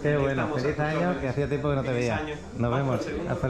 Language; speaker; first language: Spanish; native; Spanish